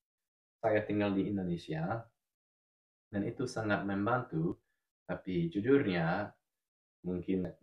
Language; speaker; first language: Indonesian; non-native, fluent; English